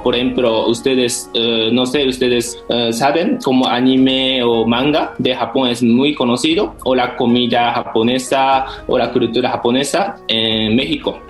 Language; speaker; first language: Spanish; non-native, fluent; Japanese